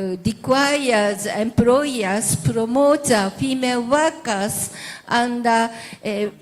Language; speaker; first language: English; non-native, learner; Japanese